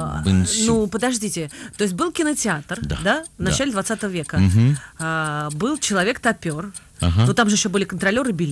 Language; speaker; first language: Russian; native; Russian